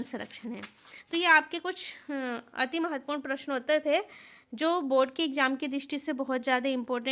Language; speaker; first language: Hindi; native; Hindi